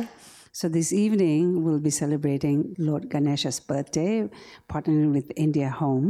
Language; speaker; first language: English; non-native, local second language; Tibetan